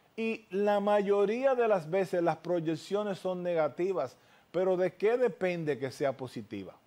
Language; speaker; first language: Spanish; native; Spanish